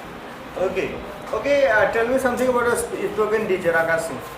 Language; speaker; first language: English; non-native, local second language; Hindi